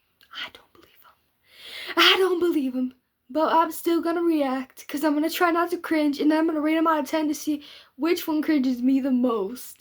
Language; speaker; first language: English; native; English